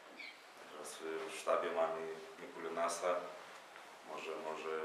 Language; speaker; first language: Polish; non-native, fluent; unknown